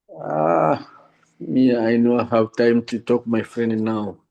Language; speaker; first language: English; non-native, learner; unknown